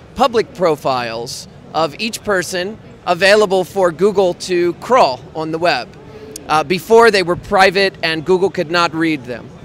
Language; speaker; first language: English; native; English